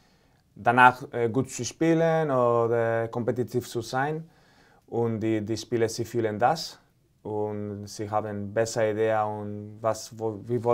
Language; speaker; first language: German; non-native, fluent; Spanish